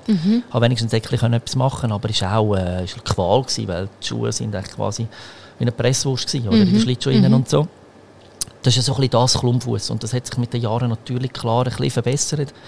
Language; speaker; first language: German; early bilingual, other home language; Croatian